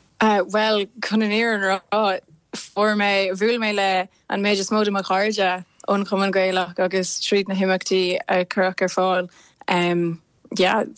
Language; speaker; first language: Irish; non-native, local second language; English